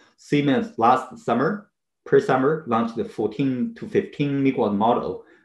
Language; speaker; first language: English; non-native, fluent; Chinese